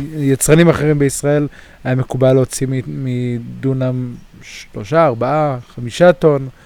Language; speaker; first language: Hebrew; native; Hebrew